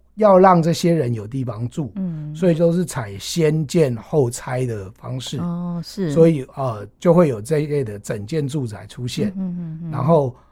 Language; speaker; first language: Chinese; native; Chinese